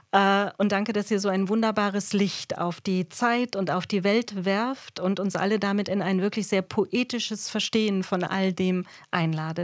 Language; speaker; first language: German; native; German